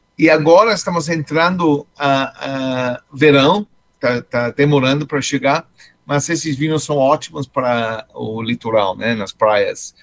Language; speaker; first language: Portuguese; non-native, fluent; English